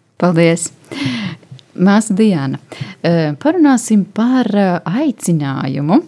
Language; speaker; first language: Latvian; native; Latvian